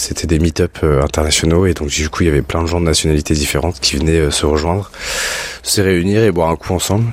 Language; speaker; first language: French; native; French